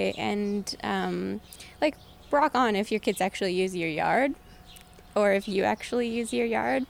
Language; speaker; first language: English; native; English